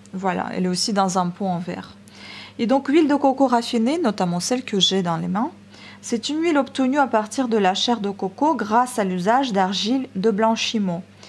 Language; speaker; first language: French; non-native, fluent; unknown